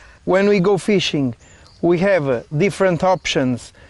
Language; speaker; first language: English; non-native, fluent; Portuguese